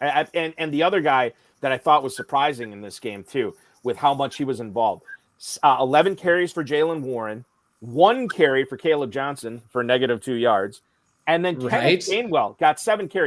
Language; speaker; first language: English; native; English